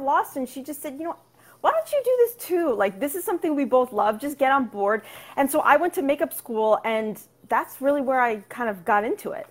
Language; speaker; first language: English; native; English